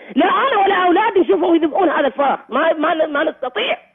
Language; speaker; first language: Arabic; native; Arabic